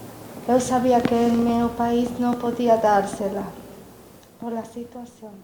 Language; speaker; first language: Portuguese; non-native, learner; Spanish